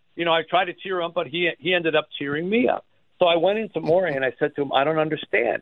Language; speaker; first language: English; native; English